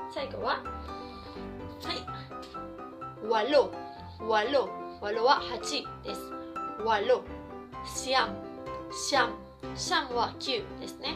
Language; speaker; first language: Japanese; non-native, fluent; Filipino